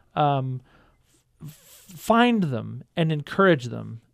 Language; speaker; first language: English; native; English